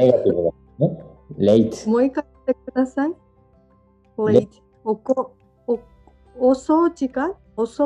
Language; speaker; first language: Japanese; non-native, learner; Georgian